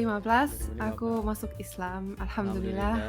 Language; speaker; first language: Indonesian; non-native, fluent; Finnish